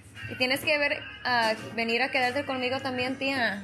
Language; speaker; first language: Spanish; early bilingual, heritage; Spanish